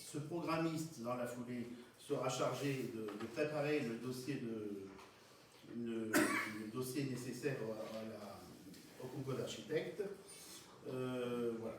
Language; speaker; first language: French; native; French